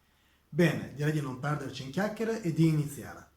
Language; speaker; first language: Italian; native; Italian